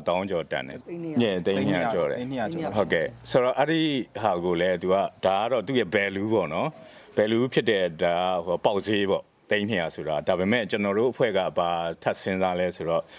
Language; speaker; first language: Burmese; native; Burmese